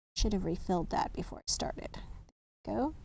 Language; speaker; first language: English; native; English